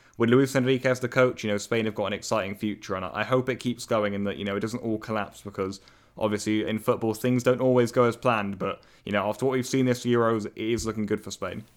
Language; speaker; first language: English; native; English